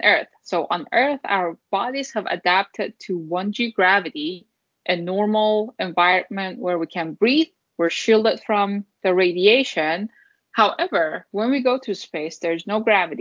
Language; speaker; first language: English; non-native, fluent; Persian